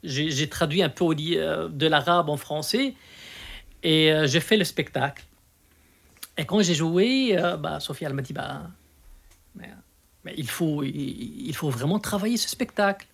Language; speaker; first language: French; non-native, local second language; Arabic